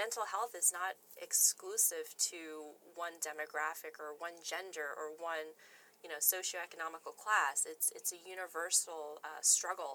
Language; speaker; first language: English; native; English